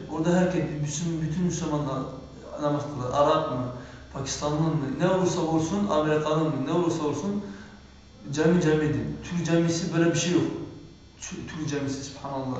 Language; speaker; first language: Turkish; early bilingual, heritage; Turkish